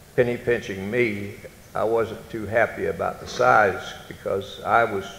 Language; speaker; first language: English; native; English